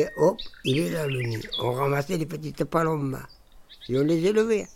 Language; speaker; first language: French; native; French